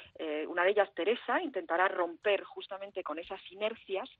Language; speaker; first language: Spanish; early bilingual, heritage; French